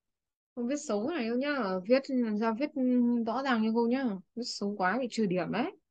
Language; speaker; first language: Chinese; non-native, fluent; Vietnamese